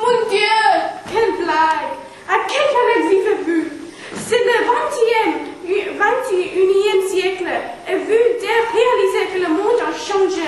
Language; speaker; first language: French; non-native, learner; English